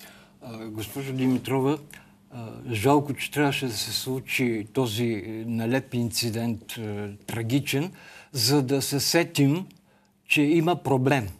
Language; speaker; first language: Bulgarian; native; Bulgarian